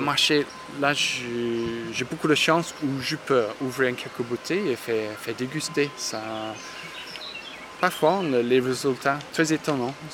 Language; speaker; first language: French; non-native, fluent; English